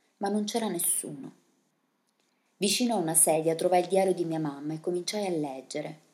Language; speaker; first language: Italian; early bilingual, other home language; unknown